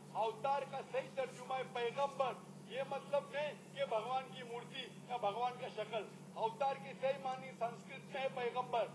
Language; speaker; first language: Hindi; non-native, local second language; Konkani